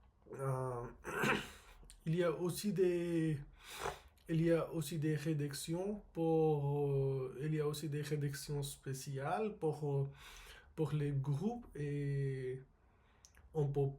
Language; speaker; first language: French; non-native, learner; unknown